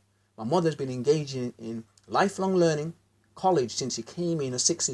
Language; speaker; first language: English; native; English